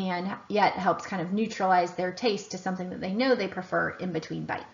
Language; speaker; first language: English; native; English